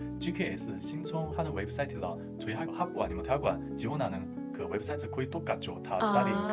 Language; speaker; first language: Korean; non-native, fluent; Chinese